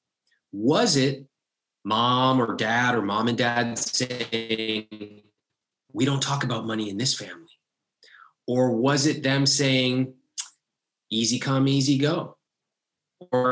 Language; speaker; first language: English; native; English